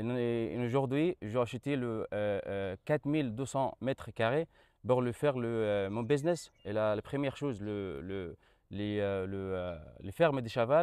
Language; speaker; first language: French; non-native, learner; Arabic